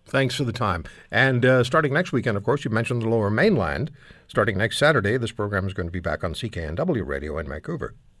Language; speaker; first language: English; non-native, fluent; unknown